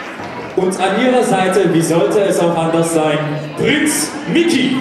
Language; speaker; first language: German; native; German